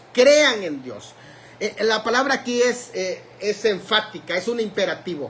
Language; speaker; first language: Spanish; native; Spanish